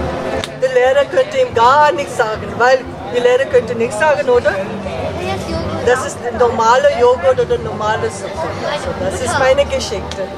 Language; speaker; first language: German; non-native, learner; Tibetan